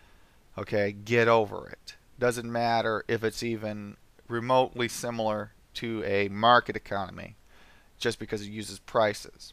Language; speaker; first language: English; native; English